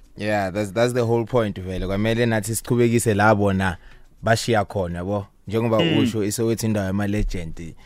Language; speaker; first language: Zulu; native; Zulu